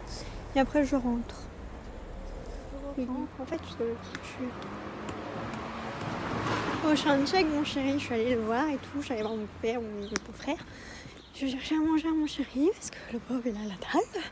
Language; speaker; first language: French; native; French